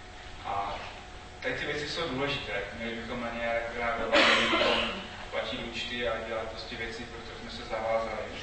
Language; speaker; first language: Czech; non-native, fluent; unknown